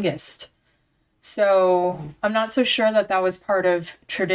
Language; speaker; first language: English; early bilingual, other home language; Korean